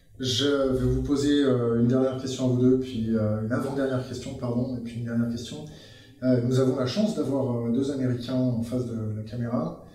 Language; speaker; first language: French; native; French